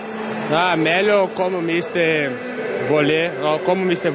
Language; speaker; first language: Italian; non-native, learner; Portuguese